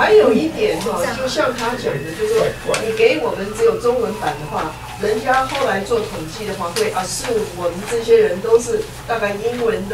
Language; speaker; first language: Chinese; native; Chinese